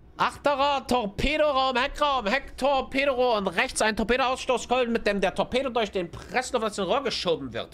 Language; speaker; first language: German; native; German